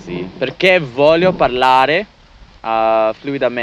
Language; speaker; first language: Italian; non-native, learner; English